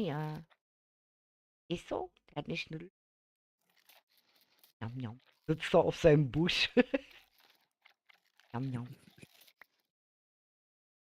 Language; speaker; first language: German; native; German